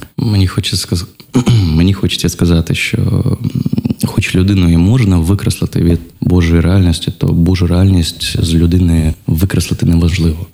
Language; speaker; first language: Ukrainian; non-native, local second language; Russian